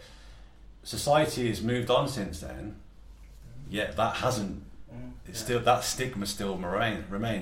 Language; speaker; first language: English; native; English